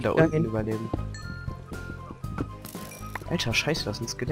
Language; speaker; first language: German; native; German